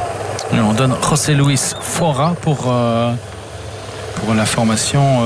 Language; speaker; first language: French; native; French